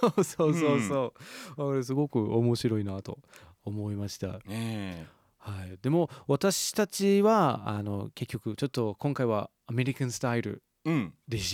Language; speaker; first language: Japanese; non-native, fluent; English